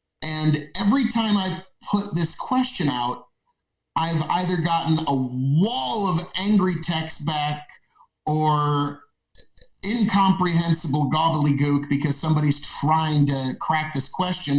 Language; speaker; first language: English; native; English